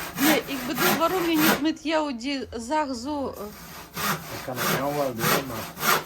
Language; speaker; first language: Dutch; non-native, learner; Ukrainian